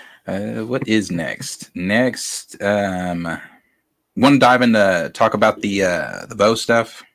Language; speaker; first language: English; native; English